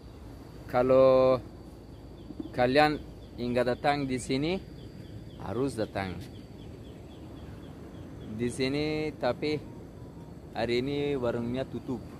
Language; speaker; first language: Indonesian; non-native, learner; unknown